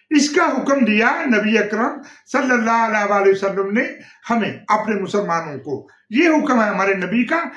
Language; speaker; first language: Urdu; non-native, local second language; Punjabi